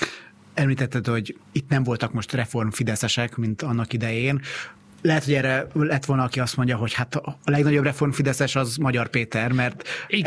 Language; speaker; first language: Hungarian; native; Hungarian